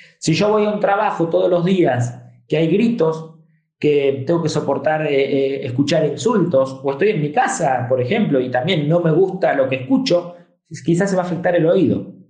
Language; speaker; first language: Spanish; native; Spanish